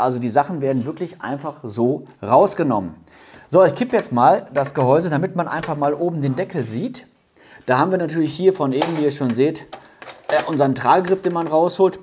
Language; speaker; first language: German; native; German